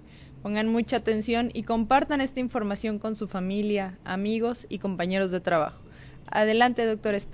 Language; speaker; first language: Spanish; native; Spanish